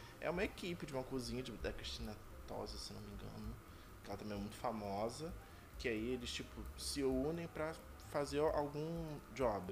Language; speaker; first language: Portuguese; native; Portuguese